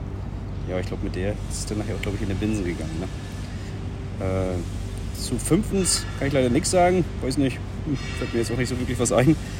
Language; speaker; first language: German; native; German